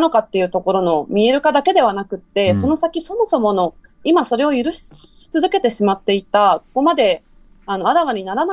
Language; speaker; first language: Japanese; native; Japanese